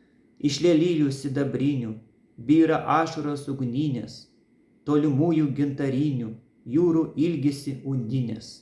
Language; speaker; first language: Lithuanian; native; Lithuanian